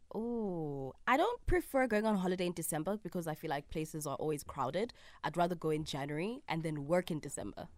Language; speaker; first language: English; non-native, local second language; Zulu